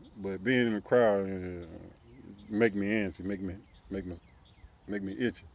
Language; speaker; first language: English; native; English